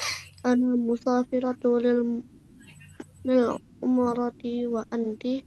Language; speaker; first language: Arabic; non-native, learner; Indonesian